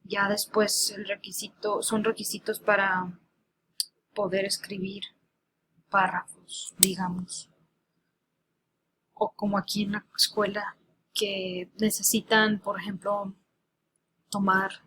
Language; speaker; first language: Spanish; early bilingual, heritage; Spanish